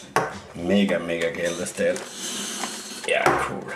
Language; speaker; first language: German; native; German